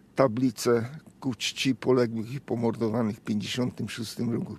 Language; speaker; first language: Polish; non-native, fluent; Hungarian